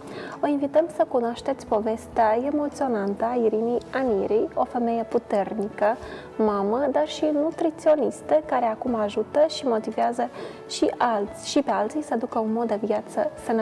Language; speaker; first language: Romanian; native; Romanian